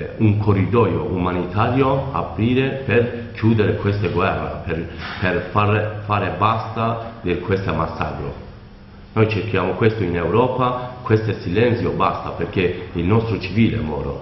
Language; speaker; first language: Italian; non-native, learner; Kurdish